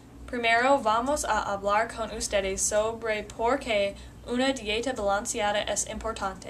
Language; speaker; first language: Spanish; non-native, learner; English